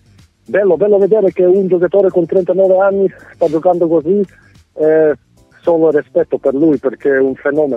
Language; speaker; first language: Italian; non-native, fluent; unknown